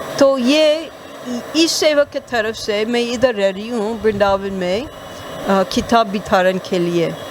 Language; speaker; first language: Hindi; non-native, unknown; English